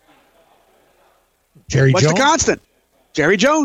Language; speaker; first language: English; native; English